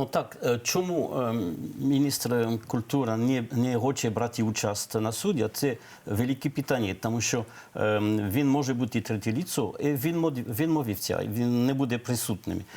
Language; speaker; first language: Ukrainian; non-native, learner; French